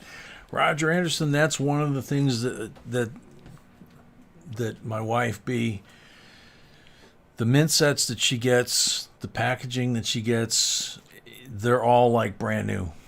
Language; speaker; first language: English; native; English